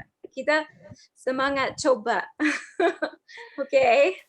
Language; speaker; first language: Indonesian; non-native, learner; English